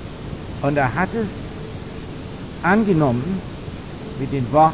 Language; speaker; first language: German; non-native, fluent; English